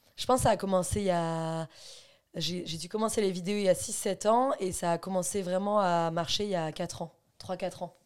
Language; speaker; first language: French; native; French